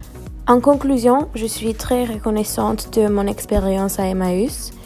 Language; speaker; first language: French; non-native, fluent; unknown